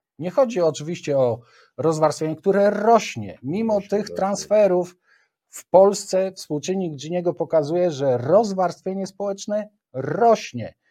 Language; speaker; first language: Polish; native; Polish